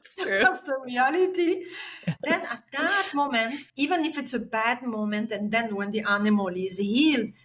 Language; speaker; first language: English; non-native, fluent; French